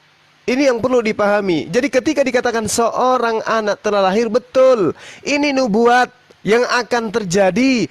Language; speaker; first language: Indonesian; native; Indonesian